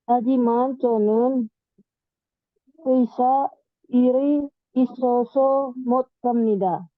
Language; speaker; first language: Korean; non-native, learner; Indonesian